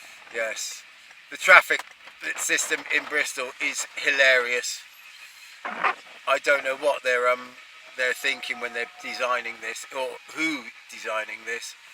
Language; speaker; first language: English; native; English